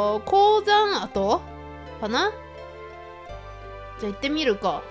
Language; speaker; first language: Japanese; native; Japanese